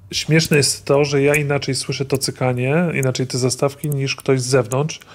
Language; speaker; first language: Polish; native; Polish